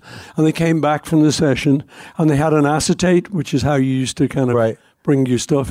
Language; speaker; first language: English; native; English